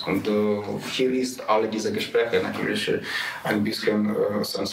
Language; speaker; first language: German; non-native, learner; Ukrainian